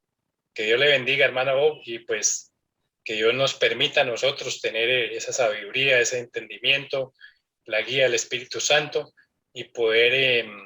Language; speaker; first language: Spanish; native; Spanish